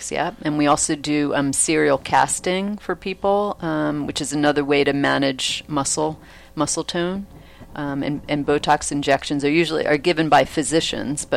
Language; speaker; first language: English; native; English